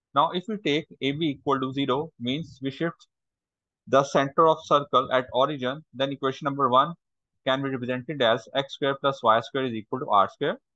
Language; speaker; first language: English; non-native, local second language; Urdu